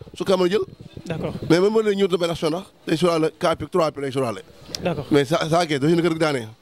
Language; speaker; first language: Wolof; native; Wolof